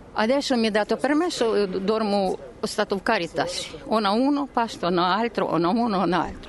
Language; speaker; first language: Italian; non-native, learner; Ukrainian